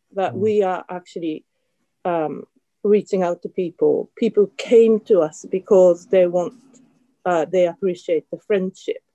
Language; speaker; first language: English; non-native, fluent; Japanese